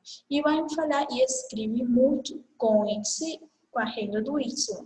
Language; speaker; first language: Portuguese; non-native, fluent; Spanish